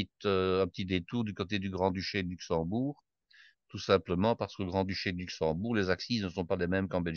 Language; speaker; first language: French; native; French